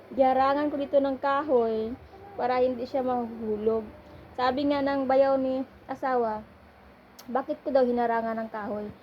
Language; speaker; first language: Filipino; non-native, local second language; Cebuano